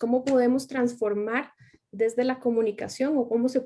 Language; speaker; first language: Spanish; native; Spanish